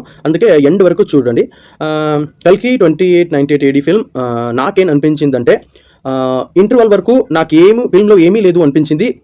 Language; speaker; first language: Telugu; non-native, learner; Kannada